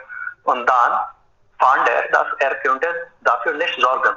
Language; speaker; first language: German; non-native, fluent; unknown